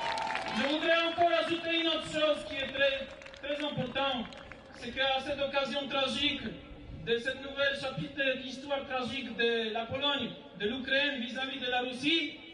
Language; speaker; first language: French; non-native, learner; Polish